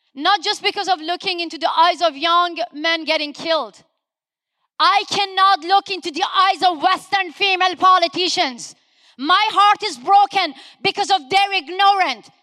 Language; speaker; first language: English; non-native, fluent; Persian